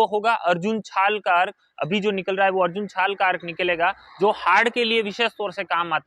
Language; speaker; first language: Hindi; native; Hindi